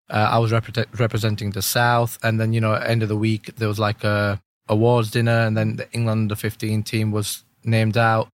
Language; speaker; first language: English; early bilingual, other home language; Urdu